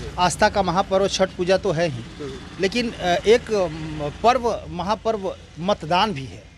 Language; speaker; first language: Hindi; native; Hindi